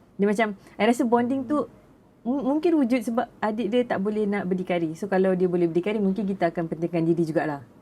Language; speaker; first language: Malay; native; Malay